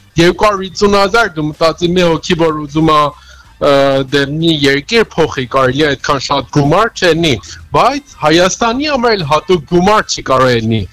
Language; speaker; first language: Armenian; early bilingual, heritage; Armenian